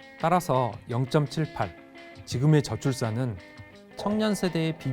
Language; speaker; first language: Korean; native; Korean